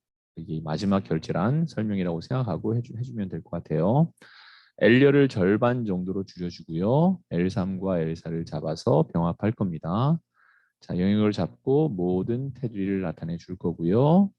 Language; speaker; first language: Korean; native; Korean